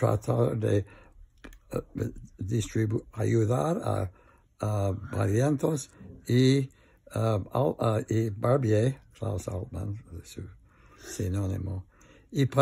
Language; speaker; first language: Spanish; non-native, learner; English